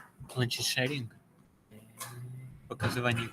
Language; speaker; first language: Polish; non-native, fluent; Ukrainian